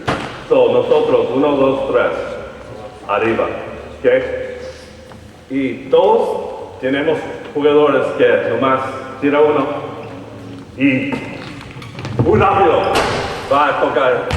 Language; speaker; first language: Spanish; early bilingual, heritage; Spanish